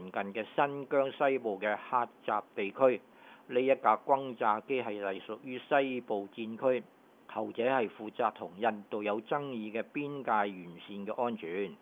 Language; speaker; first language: Chinese; non-native, local second language; Cantonese